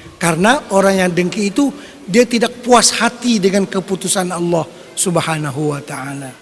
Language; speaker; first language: Indonesian; non-native, local second language; Banjar